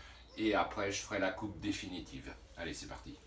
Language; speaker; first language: French; native; French